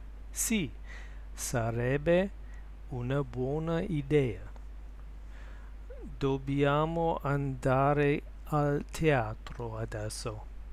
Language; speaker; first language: Italian; non-native, learner; English